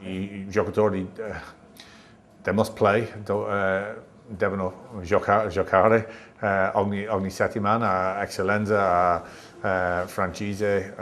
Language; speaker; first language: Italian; non-native, learner; English